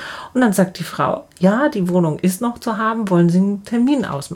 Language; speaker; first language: German; native; German